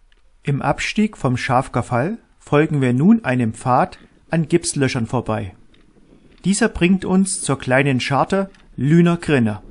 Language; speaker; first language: German; native; German